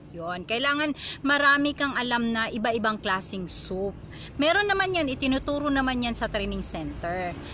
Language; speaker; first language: Filipino; non-native, local second language; Cebuano